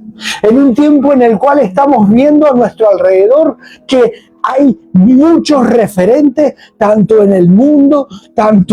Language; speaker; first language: Spanish; native; Spanish